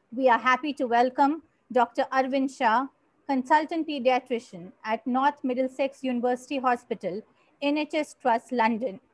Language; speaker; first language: English; non-native, local second language; Marathi